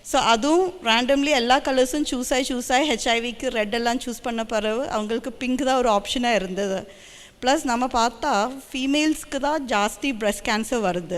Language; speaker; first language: Tamil; early bilingual, heritage; Tamil